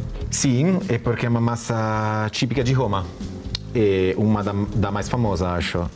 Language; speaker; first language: Portuguese; non-native, fluent; Italian